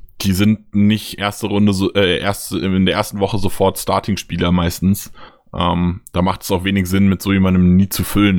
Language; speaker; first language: German; native; German